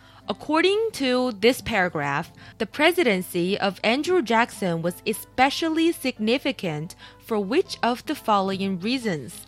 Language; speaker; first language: English; non-native, fluent; Chinese